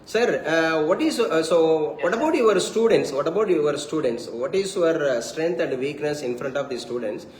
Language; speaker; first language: English; non-native, local second language; Tamil